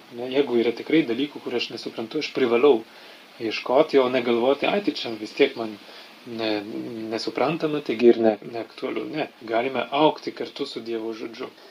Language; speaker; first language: Lithuanian; non-native, fluent; French